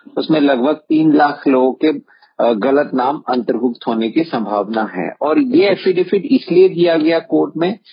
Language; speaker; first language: Hindi; non-native, local second language; Assamese